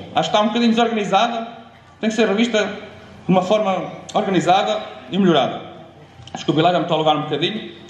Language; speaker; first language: Portuguese; native; Portuguese